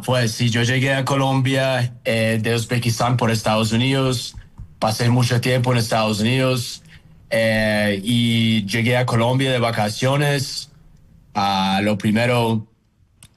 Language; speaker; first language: Spanish; non-native, fluent; Uzbek